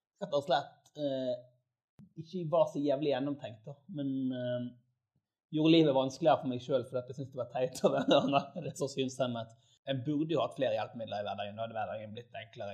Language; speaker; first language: Norwegian; native; Norwegian